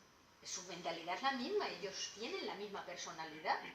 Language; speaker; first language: Spanish; native; Spanish